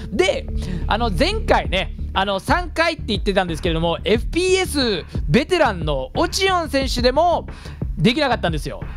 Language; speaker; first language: Japanese; early bilingual, heritage; Japanese